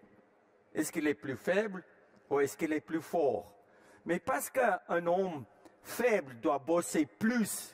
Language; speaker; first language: French; non-native, fluent; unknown